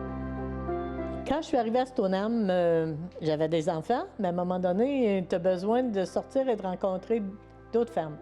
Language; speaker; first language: French; native; French